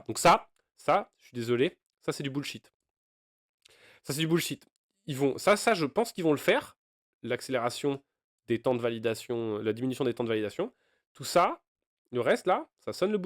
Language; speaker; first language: French; native; French